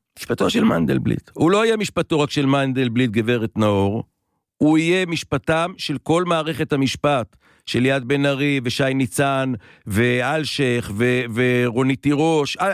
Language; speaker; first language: Hebrew; native; Hebrew